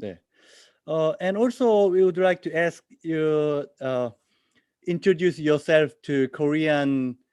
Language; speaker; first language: English; non-native, learner; Korean